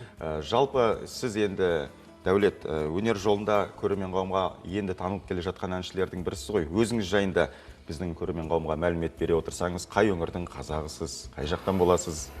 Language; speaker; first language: Kazakh; native; Kazakh